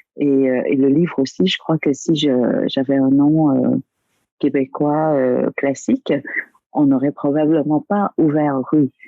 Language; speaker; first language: French; early bilingual, other home language; Vietnamese